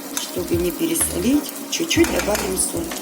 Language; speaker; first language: Russian; non-native, local second language; Ukrainian